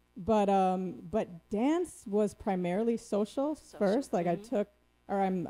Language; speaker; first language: English; native; English